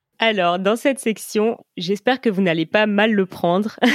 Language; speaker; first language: French; native; French